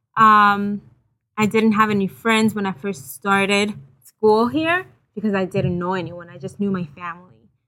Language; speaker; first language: English; early bilingual, other home language; Haitian Creole